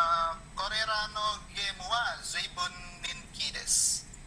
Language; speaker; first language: Japanese; non-native, learner; Indonesian